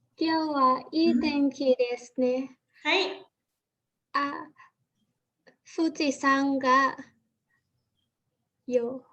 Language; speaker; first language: Japanese; non-native, learner; Thai